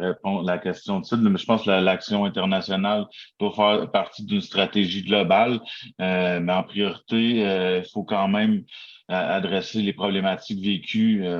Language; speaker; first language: French; native; French